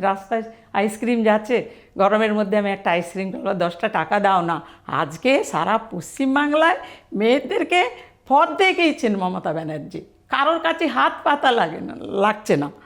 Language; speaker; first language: Bangla; non-native, fluent; Telugu